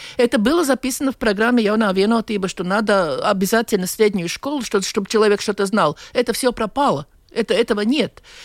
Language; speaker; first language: Russian; non-native, local second language; Latvian